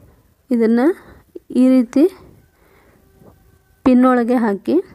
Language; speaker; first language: Kannada; native; Kannada